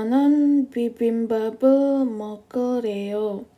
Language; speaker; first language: Korean; non-native, fluent; Indonesian